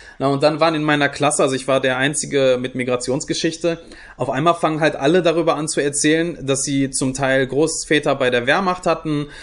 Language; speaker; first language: German; early bilingual, other home language; Turkish